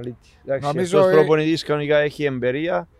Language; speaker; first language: Greek; non-native, learner; Serbian